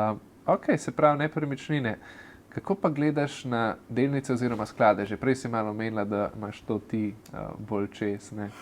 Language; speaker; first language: Slovenian; native; Slovenian